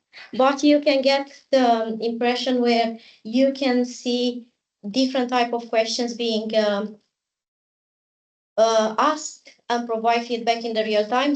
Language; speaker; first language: English; non-native, fluent; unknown